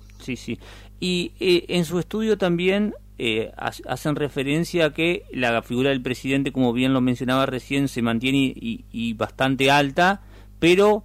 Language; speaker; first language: Spanish; native; Spanish